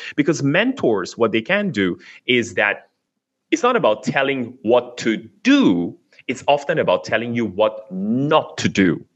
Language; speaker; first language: English; non-native, fluent; Persian